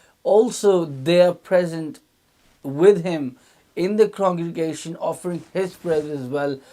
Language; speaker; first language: English; non-native, local second language; Urdu